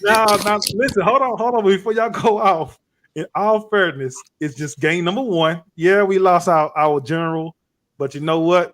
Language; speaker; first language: English; native; English